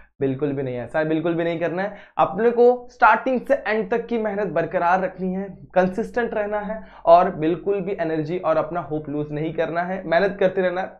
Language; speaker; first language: Hindi; native; Hindi